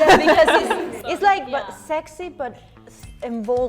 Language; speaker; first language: English; non-native, fluent; Spanish